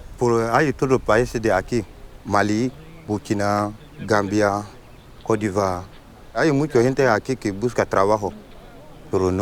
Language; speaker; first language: Spanish; non-native, learner; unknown